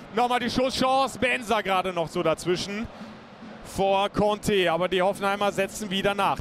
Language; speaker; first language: German; native; German